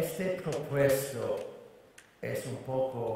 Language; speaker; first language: Spanish; non-native, fluent; English